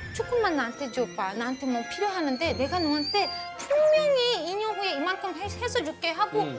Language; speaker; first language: Korean; non-native, fluent; Uzbek